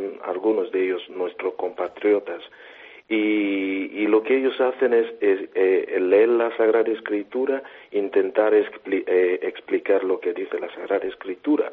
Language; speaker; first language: Spanish; non-native, fluent; Igbo